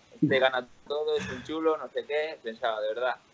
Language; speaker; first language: Spanish; native; Spanish